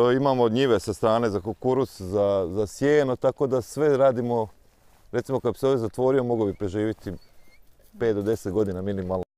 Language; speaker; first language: Croatian; native; Croatian